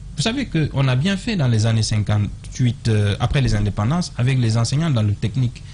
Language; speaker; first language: French; non-native, local second language; Fula